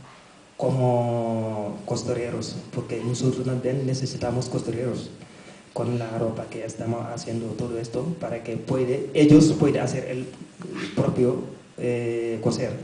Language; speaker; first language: Spanish; non-native, learner; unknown